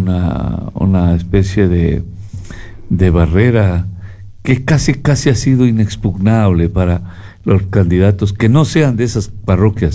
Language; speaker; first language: Spanish; native; Spanish